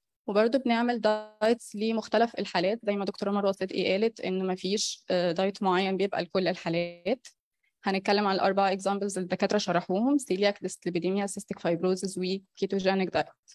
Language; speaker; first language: Arabic; native; Arabic